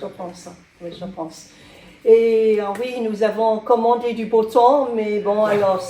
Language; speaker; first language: French; non-native, learner; English